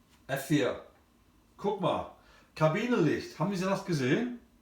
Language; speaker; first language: German; non-native, fluent; English